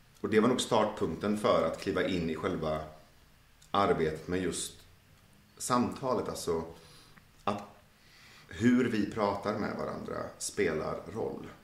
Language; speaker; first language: Swedish; early bilingual, other home language; Persian